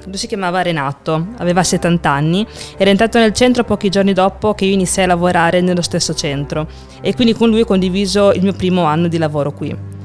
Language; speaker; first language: Italian; native; Italian